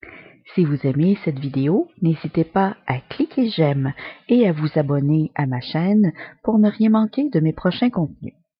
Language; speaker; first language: French; native; French